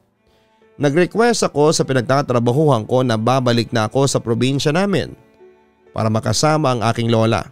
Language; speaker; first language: Filipino; native; Filipino